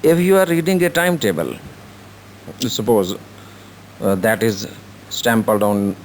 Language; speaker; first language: English; non-native, local second language; Urdu